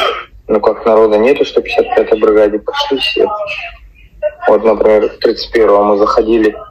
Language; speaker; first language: Russian; native; Russian